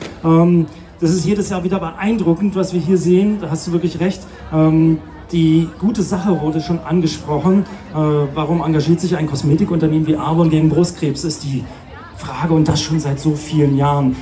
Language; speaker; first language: German; native; German